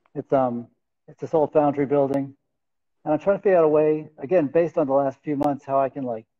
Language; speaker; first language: English; native; English